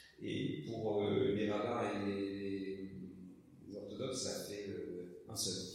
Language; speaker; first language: French; native; French